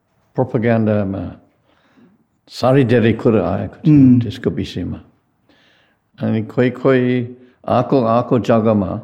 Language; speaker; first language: Nepali; non-native, fluent; English